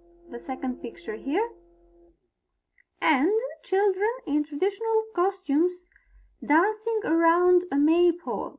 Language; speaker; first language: English; non-native, fluent; Albanian